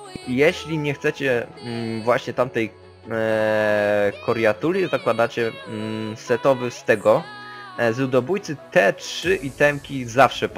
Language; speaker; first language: Polish; native; Polish